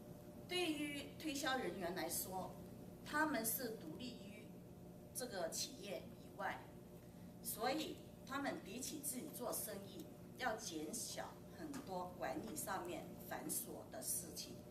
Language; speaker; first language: Chinese; native; Chinese